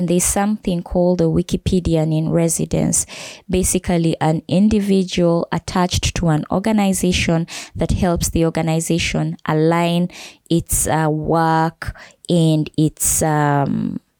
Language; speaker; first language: English; non-native, local second language; Ganda